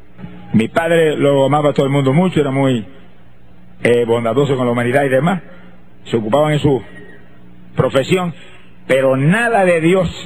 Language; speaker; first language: Spanish; native; Spanish